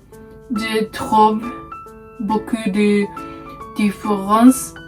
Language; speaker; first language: French; non-native, learner; Japanese